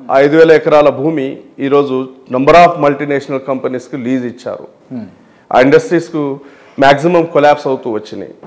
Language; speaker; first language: Telugu; non-native, local second language; Marathi